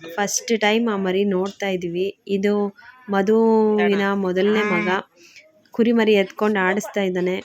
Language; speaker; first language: Kannada; non-native, local second language; Lambadi